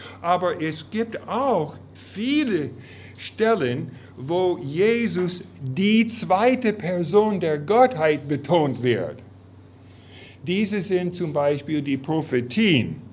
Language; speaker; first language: German; non-native, fluent; English